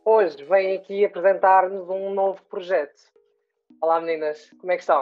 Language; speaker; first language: Portuguese; native; Portuguese